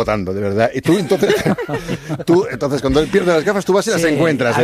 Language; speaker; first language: Spanish; native; Spanish